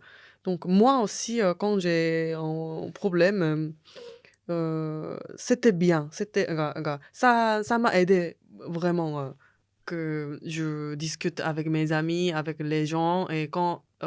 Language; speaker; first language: French; non-native, fluent; Korean